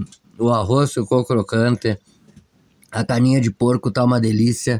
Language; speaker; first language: Portuguese; native; Portuguese